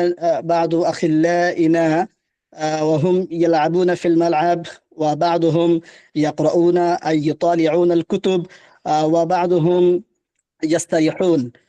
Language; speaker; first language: Arabic; non-native, learner; Bangla